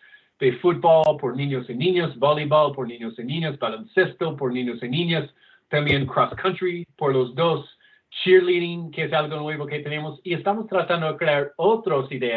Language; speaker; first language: Spanish; non-native, fluent; English